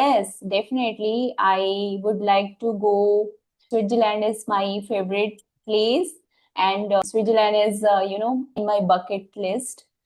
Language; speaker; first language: English; non-native, fluent; Hindi